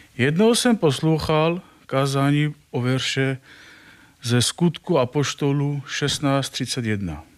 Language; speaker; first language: Czech; non-native, fluent; Armenian